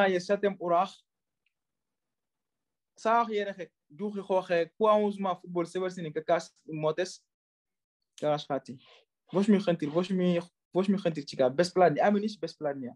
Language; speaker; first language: Armenian; non-native, learner; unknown